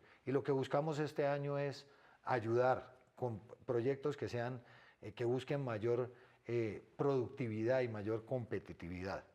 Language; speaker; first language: Spanish; native; Spanish